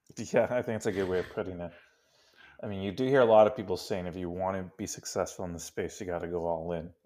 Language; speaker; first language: English; non-native, fluent; Spanish